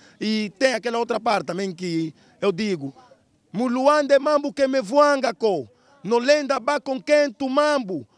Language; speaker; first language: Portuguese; non-native, local second language; Kongo